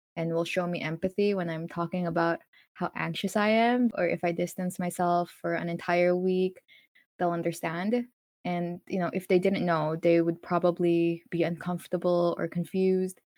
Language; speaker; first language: English; non-native, local second language; Filipino